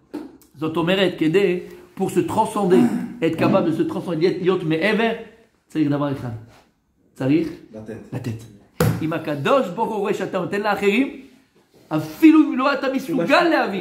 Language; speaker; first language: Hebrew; non-native, fluent; French